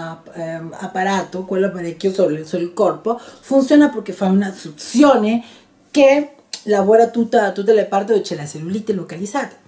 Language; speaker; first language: Italian; non-native, learner; Spanish